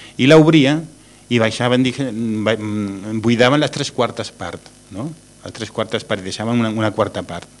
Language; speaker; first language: Catalan; non-native, local second language; Spanish